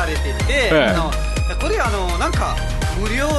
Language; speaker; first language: Japanese; non-native, fluent; Nepali